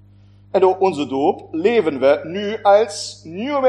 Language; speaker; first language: Dutch; non-native, fluent; German